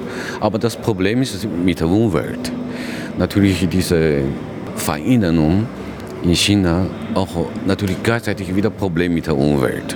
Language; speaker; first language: German; non-native, learner; Chinese